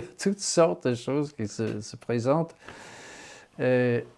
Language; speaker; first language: French; non-native, fluent; English